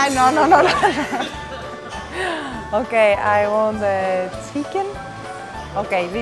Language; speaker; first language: English; non-native, fluent; Greek